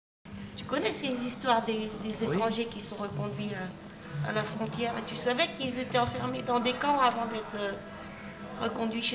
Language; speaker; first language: French; native; French